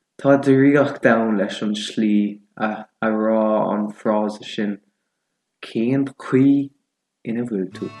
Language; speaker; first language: Irish; non-native, local second language; English